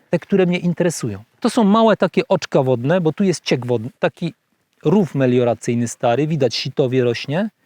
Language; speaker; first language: Polish; native; Polish